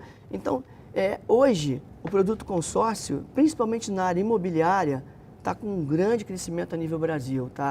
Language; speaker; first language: Portuguese; native; Portuguese